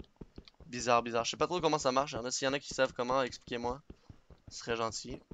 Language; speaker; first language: French; native; French